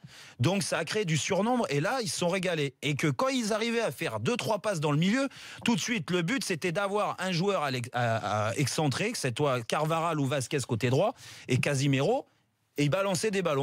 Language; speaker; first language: French; native; French